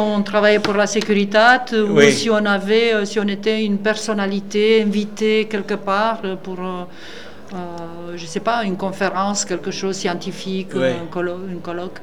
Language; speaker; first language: French; non-native, fluent; Romanian